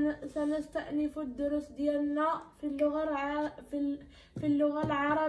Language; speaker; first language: Arabic; native; Arabic